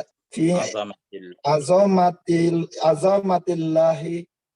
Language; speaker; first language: Arabic; non-native, learner; Indonesian